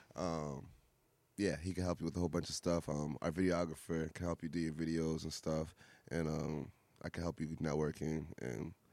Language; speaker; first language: English; native; English